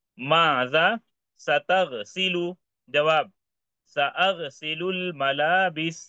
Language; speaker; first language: Arabic; non-native, fluent; Urdu